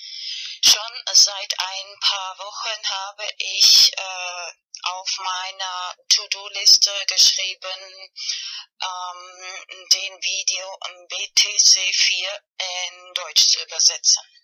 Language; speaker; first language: German; non-native, fluent; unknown